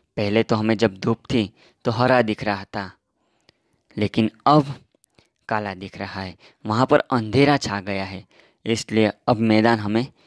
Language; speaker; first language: Hindi; non-native, local second language; Gujarati